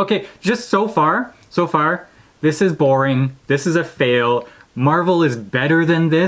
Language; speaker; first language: English; native; English